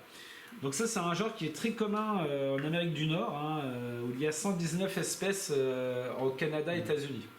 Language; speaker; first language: French; native; French